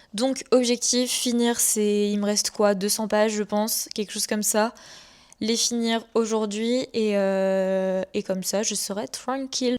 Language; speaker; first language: French; native; French